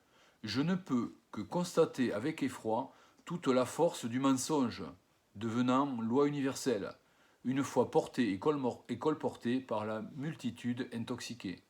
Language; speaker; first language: French; native; French